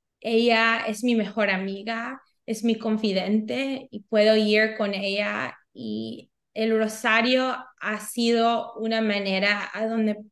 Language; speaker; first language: Spanish; early bilingual, heritage; Spanish